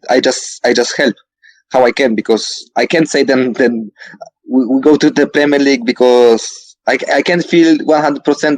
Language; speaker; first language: English; non-native, learner; Polish